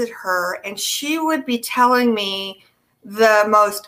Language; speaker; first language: English; native; English